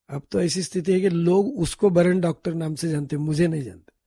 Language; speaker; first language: Hindi; non-native, local second language; Marathi